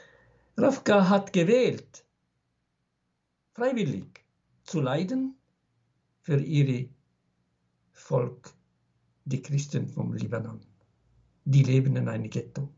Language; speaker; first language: German; non-native, fluent; Arabic